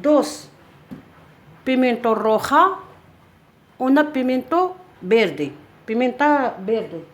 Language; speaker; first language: Spanish; non-native, learner; Arabic